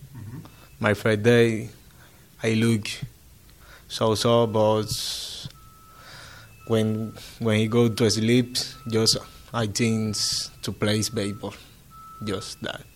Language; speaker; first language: English; non-native, learner; Spanish